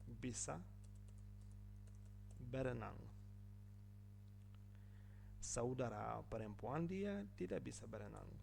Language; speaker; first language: Indonesian; non-native, learner; Ukrainian